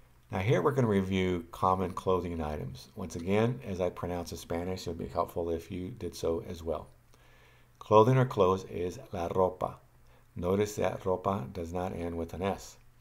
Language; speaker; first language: English; native; English